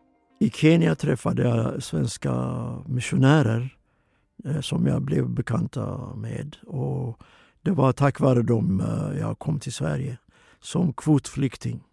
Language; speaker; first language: Swedish; non-native, fluent; Oromo